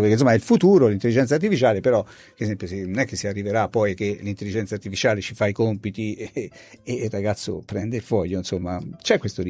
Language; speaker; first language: Italian; native; Italian